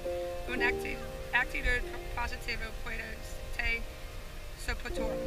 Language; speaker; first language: Spanish; non-native, learner; English